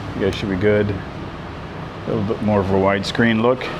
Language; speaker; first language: English; native; English